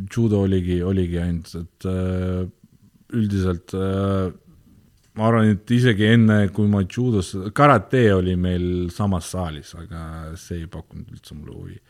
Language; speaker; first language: Estonian; non-native, local second language; Russian